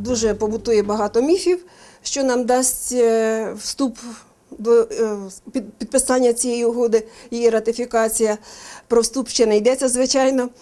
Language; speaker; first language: Ukrainian; native; Ukrainian